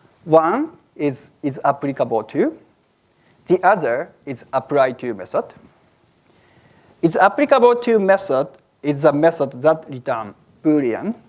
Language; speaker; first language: English; non-native, fluent; Japanese